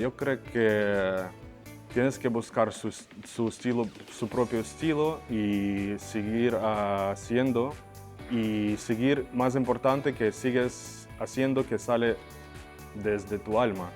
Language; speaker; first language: Spanish; non-native, learner; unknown